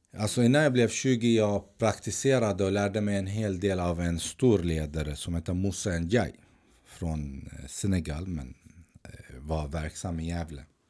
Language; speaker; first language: Swedish; early bilingual, other home language; Arabic